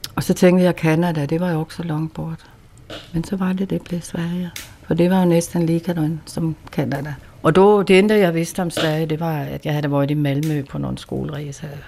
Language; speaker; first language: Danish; native; Danish